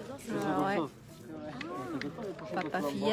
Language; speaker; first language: French; native; French